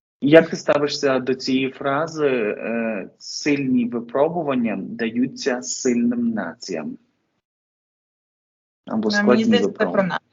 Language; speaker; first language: Ukrainian; native; Ukrainian